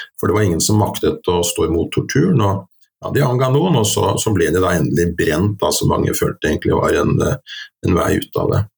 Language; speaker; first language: Norwegian; native; Norwegian